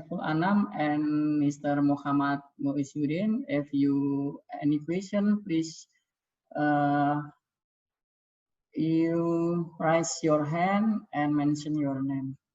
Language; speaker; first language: English; non-native, learner; Indonesian